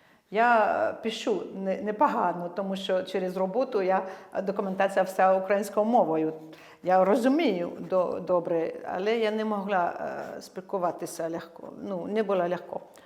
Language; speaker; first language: Ukrainian; non-native, fluent; French